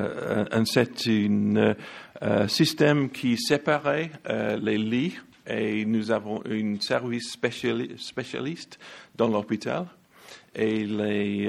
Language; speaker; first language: French; non-native, learner; English